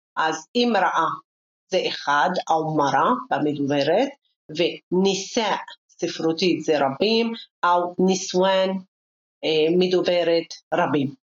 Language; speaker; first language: Hebrew; non-native, local second language; Arabic